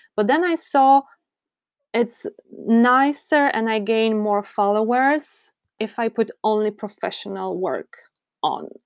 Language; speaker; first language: English; non-native, fluent; Polish